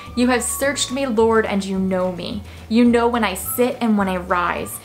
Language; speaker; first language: English; native; English